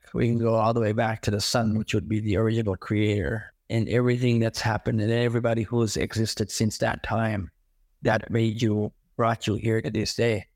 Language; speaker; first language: English; non-native, fluent; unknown